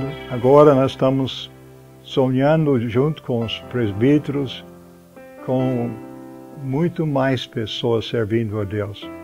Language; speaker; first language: Portuguese; non-native, fluent; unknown